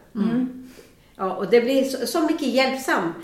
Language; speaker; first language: Swedish; non-native, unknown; Arabic